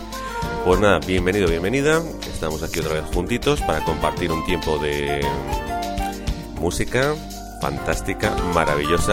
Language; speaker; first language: Spanish; native; Spanish